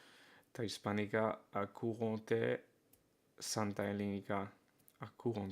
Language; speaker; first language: Greek; non-native, learner; English